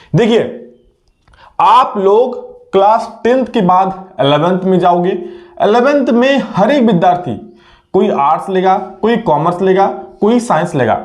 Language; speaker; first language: Hindi; native; Hindi